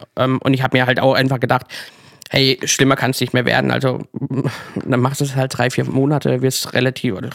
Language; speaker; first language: German; native; German